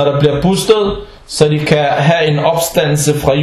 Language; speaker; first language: Danish; non-native, fluent; Arabic